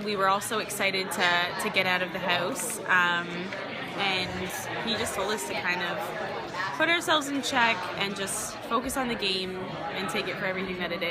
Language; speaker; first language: English; native; English